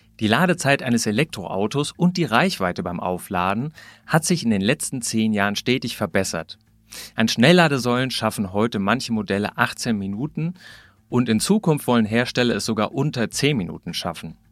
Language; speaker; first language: German; native; German